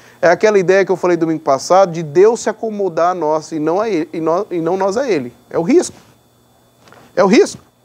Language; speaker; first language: Portuguese; native; Portuguese